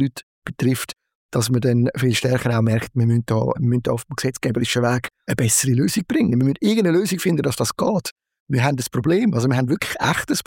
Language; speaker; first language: German; native; German